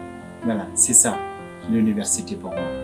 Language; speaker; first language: French; non-native, fluent; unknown